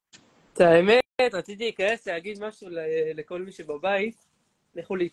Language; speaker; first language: Hebrew; native; Hebrew